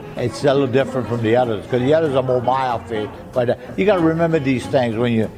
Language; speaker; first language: English; early bilingual, other home language; French